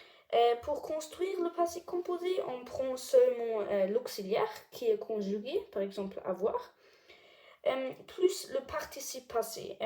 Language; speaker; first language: French; non-native, learner; German